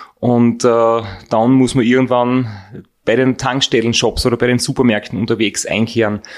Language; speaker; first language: German; native; German